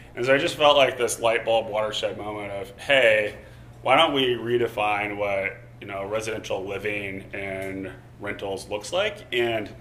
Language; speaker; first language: English; native; English